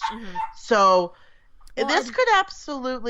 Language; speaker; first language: English; native; English